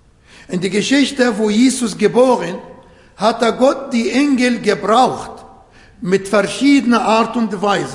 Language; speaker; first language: German; non-native, fluent; Arabic